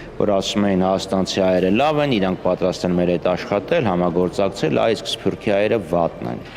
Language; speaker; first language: Armenian; native; Armenian